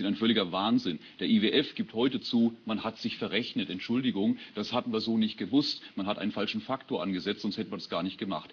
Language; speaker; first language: German; native; German